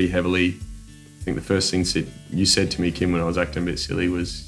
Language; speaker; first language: English; native; English